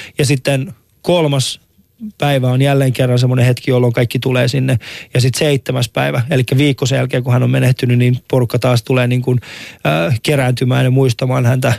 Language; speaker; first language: Finnish; non-native, fluent; Persian